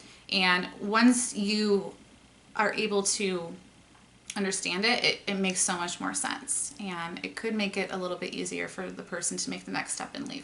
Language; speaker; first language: English; native; English